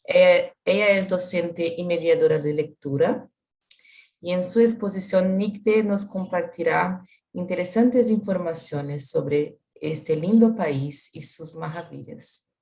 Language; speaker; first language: Spanish; non-native, learner; Portuguese